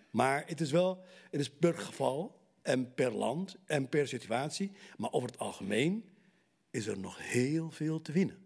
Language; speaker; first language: Dutch; non-native, fluent; Arabic